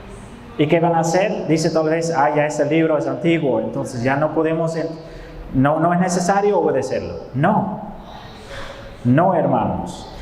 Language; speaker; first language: Spanish; non-native, fluent; Dutch